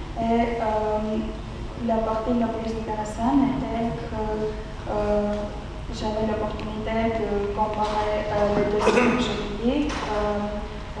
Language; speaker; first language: French; non-native, fluent; Armenian